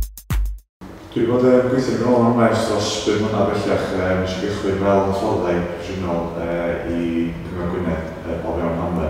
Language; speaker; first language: Welsh; native; Welsh